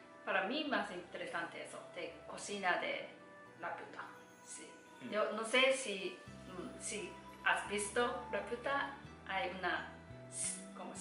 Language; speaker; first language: Spanish; non-native, learner; Japanese